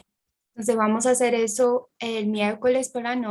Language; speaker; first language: Spanish; non-native, fluent; English